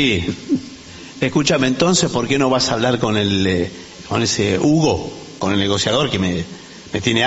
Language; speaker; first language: Spanish; native; Spanish